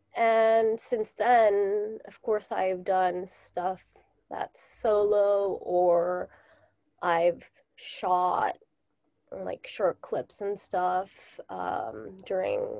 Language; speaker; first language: English; non-native, fluent; Japanese